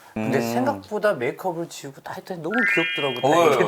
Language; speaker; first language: Korean; native; Korean